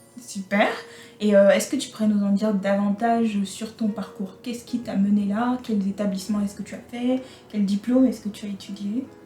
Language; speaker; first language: French; native; French